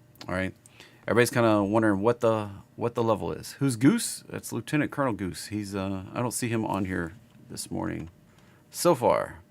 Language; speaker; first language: English; native; English